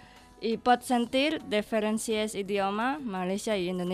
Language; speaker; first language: Catalan; non-native, learner; Indonesian